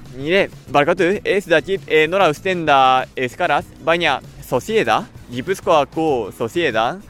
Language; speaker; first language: Basque; non-native, learner; Japanese